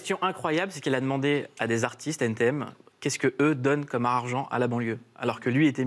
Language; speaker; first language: French; native; French